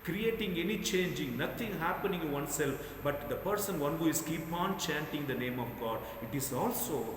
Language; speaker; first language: English; non-native, local second language; Telugu